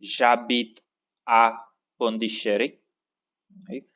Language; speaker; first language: French; non-native, fluent; Tamil